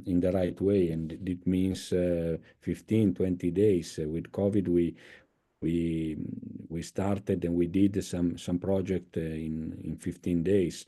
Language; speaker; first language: English; non-native, fluent; Italian